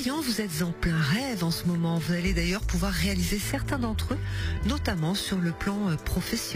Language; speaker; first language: French; native; French